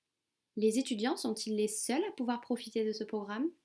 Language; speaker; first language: French; native; French